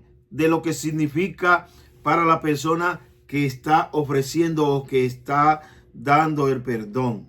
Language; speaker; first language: Spanish; native; Spanish